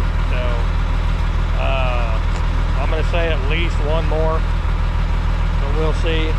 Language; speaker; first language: English; native; English